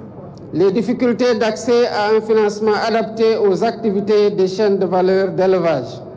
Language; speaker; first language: French; non-native, local second language; Wolof